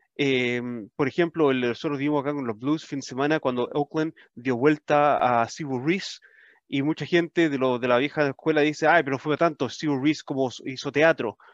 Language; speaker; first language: Spanish; early bilingual, heritage; Spanish